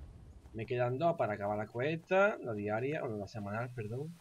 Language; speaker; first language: Spanish; native; Spanish